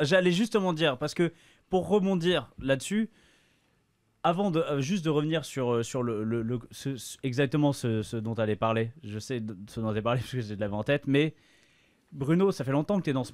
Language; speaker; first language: French; native; French